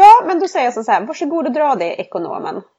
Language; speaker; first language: Swedish; native; Swedish